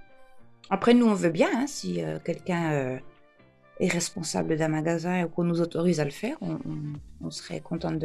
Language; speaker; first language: French; native; French